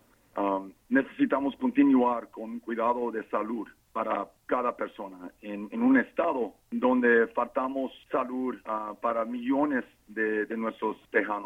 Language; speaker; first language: Spanish; non-native, fluent; English